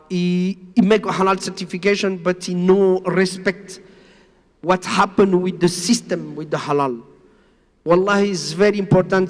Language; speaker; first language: English; non-native, learner; Spanish